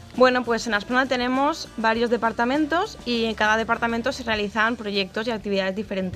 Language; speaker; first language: Spanish; native; Spanish